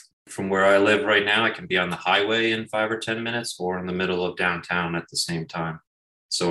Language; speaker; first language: English; native; English